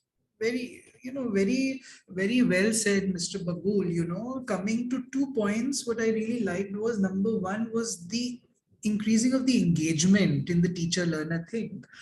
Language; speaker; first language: English; non-native, local second language; Hindi